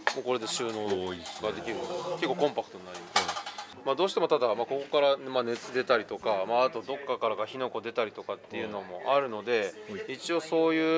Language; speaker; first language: Japanese; native; Japanese